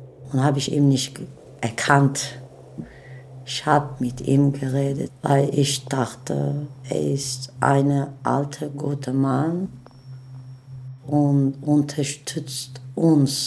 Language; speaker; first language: German; non-native, fluent; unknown